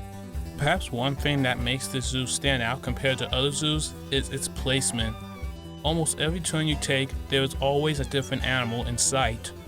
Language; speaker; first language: English; native; English